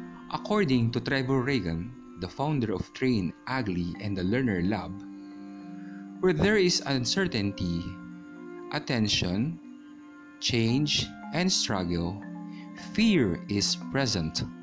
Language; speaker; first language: English; non-native, local second language; Filipino